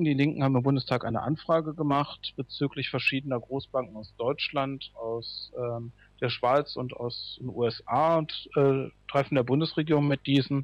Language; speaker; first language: German; native; German